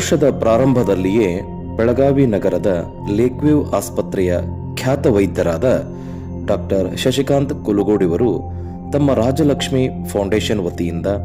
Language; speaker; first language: Kannada; native; Kannada